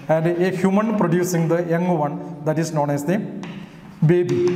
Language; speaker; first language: English; non-native, local second language; Marathi